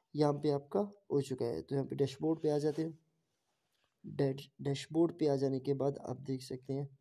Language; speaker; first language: Urdu; non-native, local second language; Baluchi